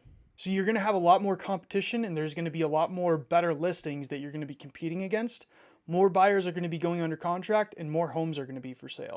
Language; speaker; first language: English; native; English